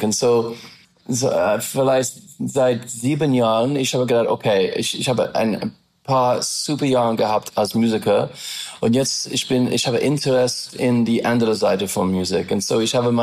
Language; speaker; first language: German; non-native, learner; English